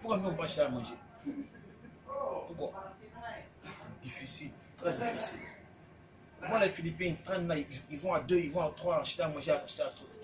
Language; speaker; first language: French; native; French